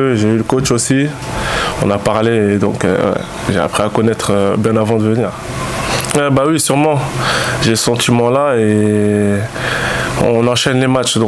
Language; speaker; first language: French; native; French